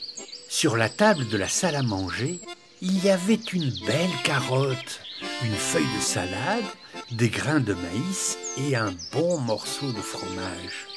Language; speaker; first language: French; native; French